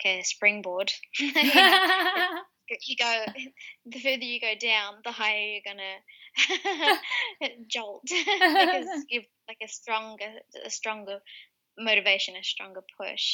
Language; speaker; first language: English; native; English